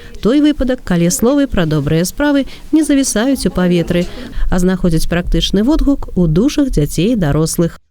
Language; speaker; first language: Belarusian; native; Belarusian